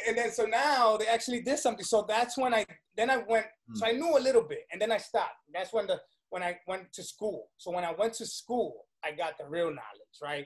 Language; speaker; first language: English; early bilingual, other home language; Spanish